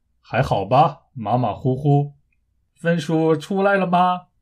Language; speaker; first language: Chinese; native; Chinese